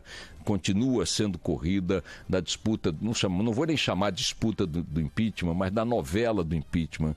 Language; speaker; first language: Portuguese; native; Portuguese